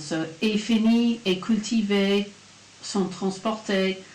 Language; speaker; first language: French; non-native, fluent; English